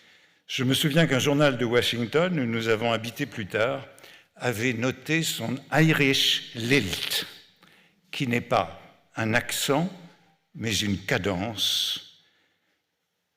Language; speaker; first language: French; native; French